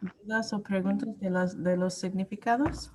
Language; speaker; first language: Spanish; non-native, learner; English